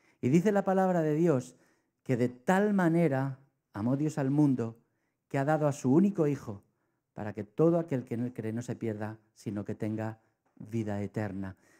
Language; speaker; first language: Spanish; native; Spanish